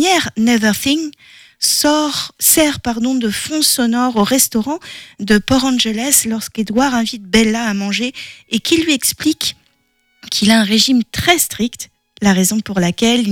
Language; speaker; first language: French; native; French